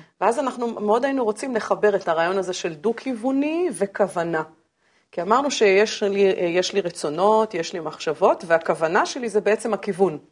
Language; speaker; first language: Hebrew; native; Hebrew